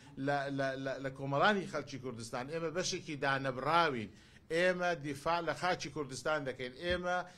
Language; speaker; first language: Central Kurdish; non-native, local second language; Azerbaijani